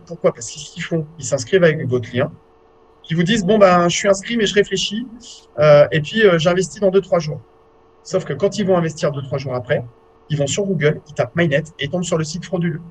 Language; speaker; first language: French; native; French